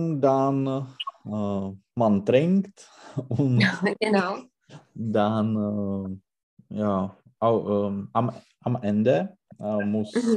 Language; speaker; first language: German; non-native, learner; Czech